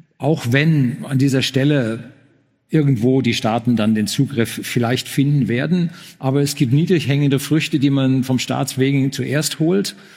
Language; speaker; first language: German; native; German